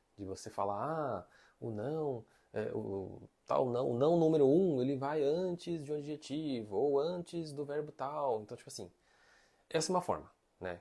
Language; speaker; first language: Portuguese; non-native, fluent; Chinese